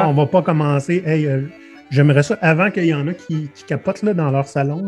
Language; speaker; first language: French; native; French